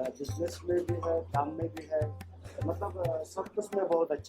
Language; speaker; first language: Hindi; non-native, local second language; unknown